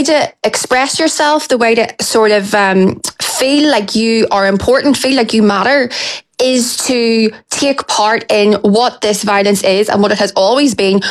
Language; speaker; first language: English; native; English